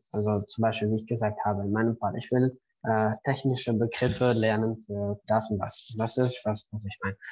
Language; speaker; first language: German; non-native, fluent; Spanish